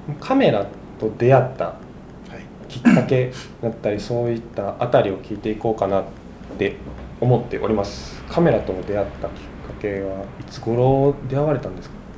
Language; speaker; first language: Japanese; native; Japanese